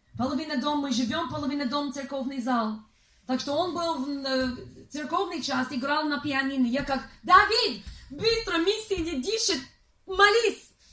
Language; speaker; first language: Russian; non-native, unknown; English